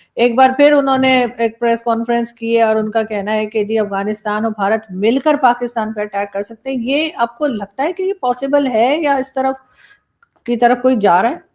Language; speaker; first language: Urdu; native; Urdu